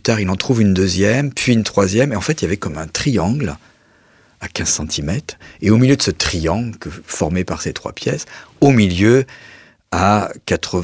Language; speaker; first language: French; native; French